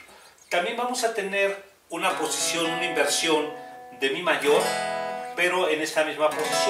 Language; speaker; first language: Spanish; native; Spanish